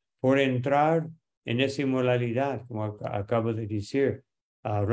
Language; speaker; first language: Spanish; non-native, fluent; English